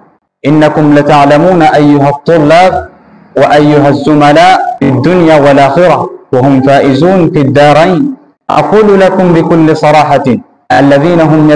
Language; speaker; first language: Arabic; non-native, fluent; Urdu